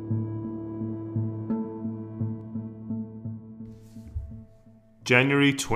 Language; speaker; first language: English; native; English